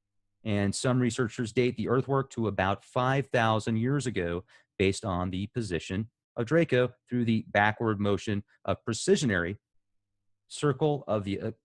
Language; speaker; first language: English; native; English